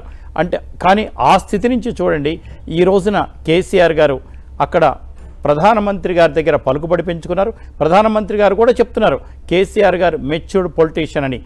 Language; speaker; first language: Telugu; native; Telugu